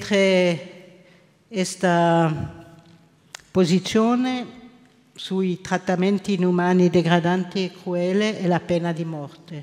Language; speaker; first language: Italian; non-native, local second language; French